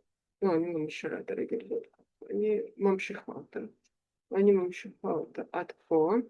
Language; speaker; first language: Hebrew; non-native, fluent; Russian